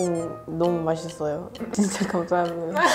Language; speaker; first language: Korean; early bilingual, other home language; English